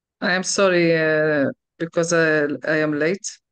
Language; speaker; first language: English; non-native, learner; Arabic